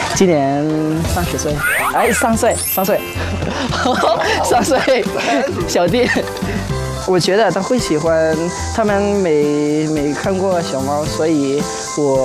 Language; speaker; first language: Chinese; non-native, learner; Malagasy